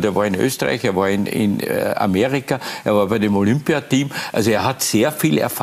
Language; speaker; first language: German; native; German